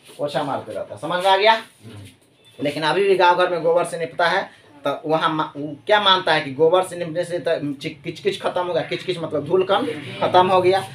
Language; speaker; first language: Hindi; native; Hindi